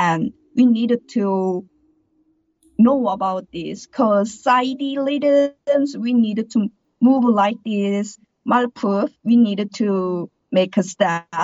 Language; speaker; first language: English; non-native, learner; Korean